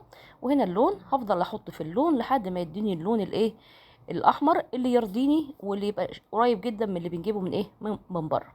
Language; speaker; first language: Arabic; native; Arabic